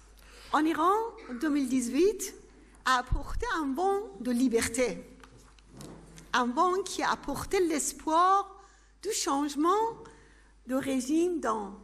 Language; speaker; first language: French; non-native, fluent; Persian